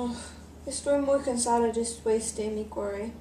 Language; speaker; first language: Spanish; non-native, learner; English